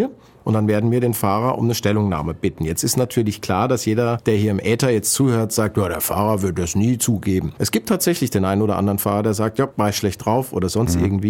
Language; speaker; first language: German; native; German